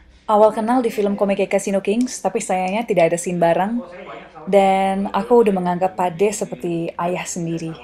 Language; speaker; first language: Indonesian; non-native, fluent; English